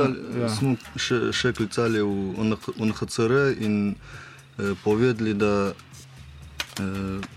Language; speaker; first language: Slovenian; non-native, learner; Russian